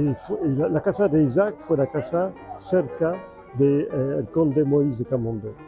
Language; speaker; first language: Spanish; non-native, fluent; French